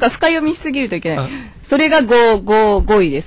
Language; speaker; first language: Japanese; native; Japanese